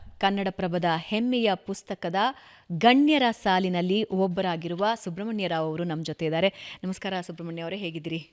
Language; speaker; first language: Kannada; native; Kannada